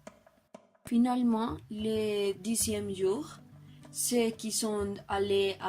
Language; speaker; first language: French; non-native, learner; Spanish